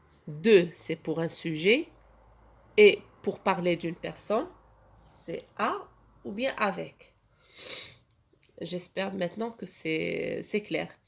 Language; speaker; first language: French; non-native, local second language; Arabic